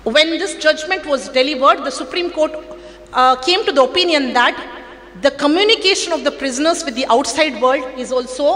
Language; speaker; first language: English; non-native, local second language; Kannada